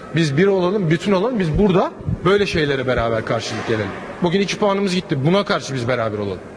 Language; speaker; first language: Turkish; native; Turkish